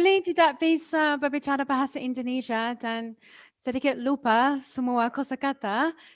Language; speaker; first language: Indonesian; non-native, learner; English